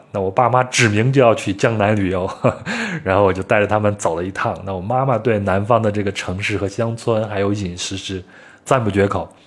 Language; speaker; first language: Chinese; native; Chinese